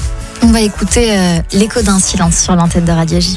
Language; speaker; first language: French; native; French